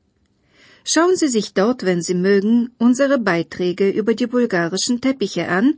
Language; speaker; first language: German; non-native, fluent; Bulgarian